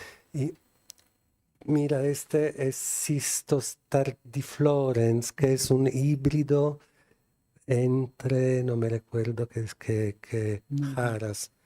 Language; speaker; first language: Spanish; non-native, fluent; Italian